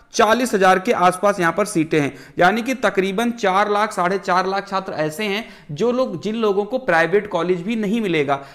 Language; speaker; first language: Hindi; native; Hindi